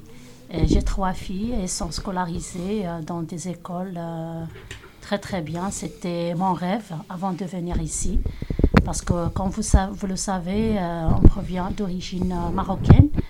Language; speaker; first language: French; non-native, local second language; Arabic